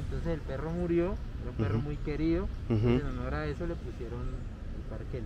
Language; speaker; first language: Spanish; native; Spanish